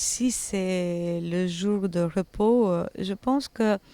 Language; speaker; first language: French; non-native, fluent; Albanian